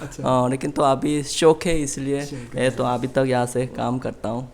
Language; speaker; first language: Urdu; non-native, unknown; Korean